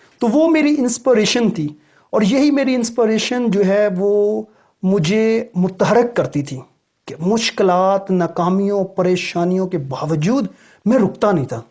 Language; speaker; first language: Urdu; non-native, local second language; Punjabi